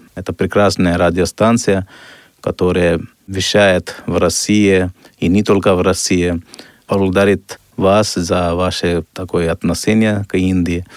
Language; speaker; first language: Russian; non-native, fluent; Hindi